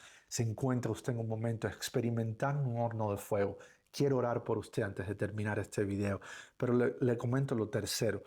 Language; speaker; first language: Spanish; native; Spanish